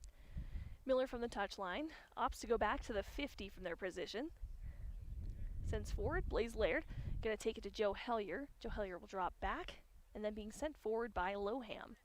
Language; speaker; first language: English; native; English